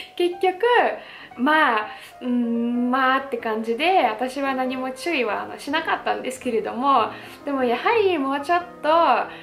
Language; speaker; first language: Japanese; non-native, fluent; Russian